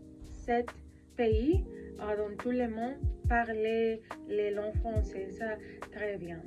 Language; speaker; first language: French; non-native, learner; Spanish